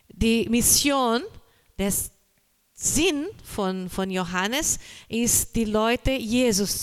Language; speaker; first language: German; non-native, learner; Portuguese